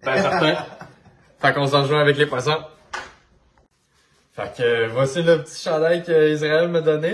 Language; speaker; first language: French; native; French